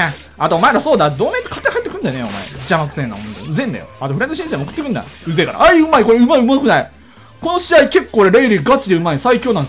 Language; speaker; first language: Japanese; native; Japanese